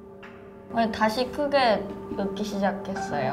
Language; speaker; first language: Korean; non-native, fluent; Japanese